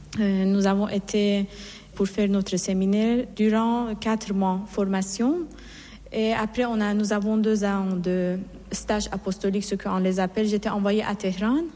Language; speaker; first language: French; non-native, fluent; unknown